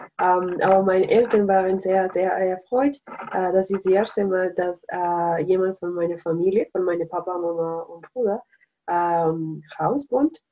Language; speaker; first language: German; non-native, learner; Spanish